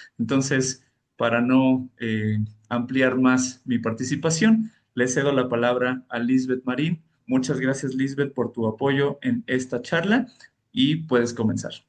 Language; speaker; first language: Spanish; native; Spanish